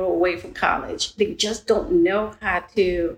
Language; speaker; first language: English; early bilingual, other home language; Spanish